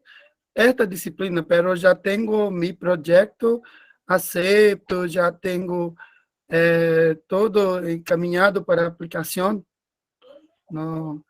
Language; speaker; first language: Spanish; non-native, learner; Portuguese